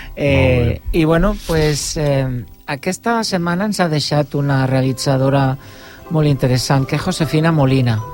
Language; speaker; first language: Catalan; non-native, local second language; Spanish